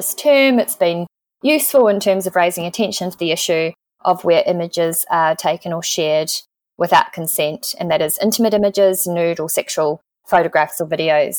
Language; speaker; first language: English; native; English